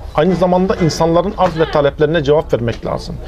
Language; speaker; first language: Turkish; native; Turkish